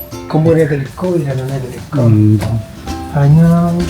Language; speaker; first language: Korean; non-native, fluent; Italian